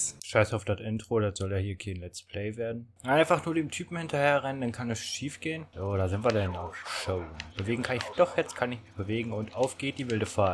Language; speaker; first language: German; native; German